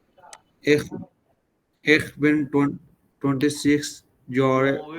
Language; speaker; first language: German; non-native, learner; Urdu